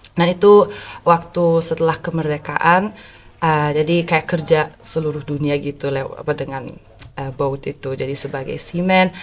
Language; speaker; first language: Indonesian; early bilingual, heritage; Indonesian